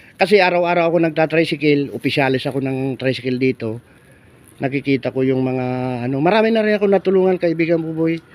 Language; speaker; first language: Filipino; non-native, local second language; Bikol